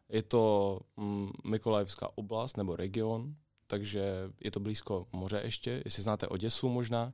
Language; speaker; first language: Czech; non-native, fluent; Ukrainian